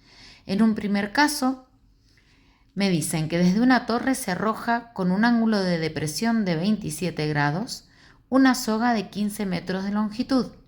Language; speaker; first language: Spanish; native; Spanish